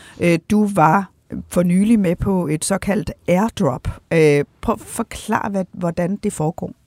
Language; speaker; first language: Danish; native; Danish